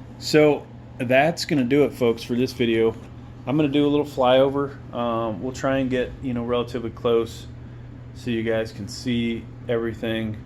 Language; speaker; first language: English; native; English